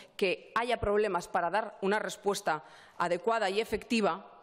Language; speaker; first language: Spanish; native; Spanish